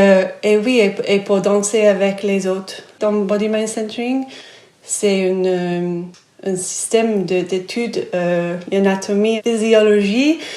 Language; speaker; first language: French; non-native, fluent; English